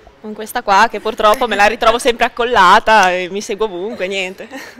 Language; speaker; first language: Italian; native; Italian